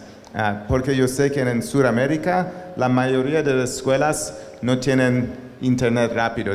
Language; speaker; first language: Spanish; non-native, learner; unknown